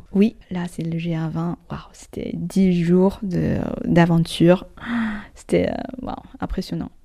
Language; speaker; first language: French; non-native, fluent; Chinese